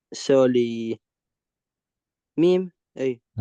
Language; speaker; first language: Arabic; non-native, learner; Estonian